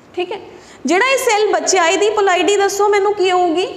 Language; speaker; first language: Hindi; non-native, local second language; Punjabi